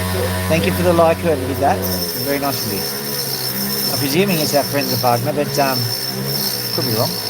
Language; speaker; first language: English; native; English